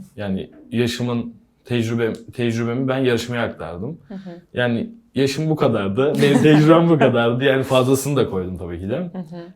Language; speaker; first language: Turkish; native; Turkish